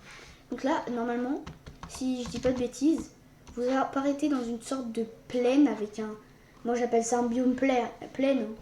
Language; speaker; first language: French; native; French